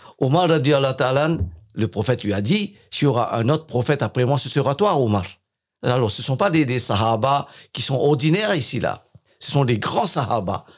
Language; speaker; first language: French; non-native, fluent; English